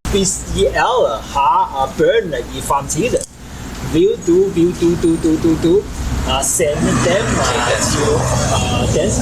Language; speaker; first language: Danish; non-native, learner; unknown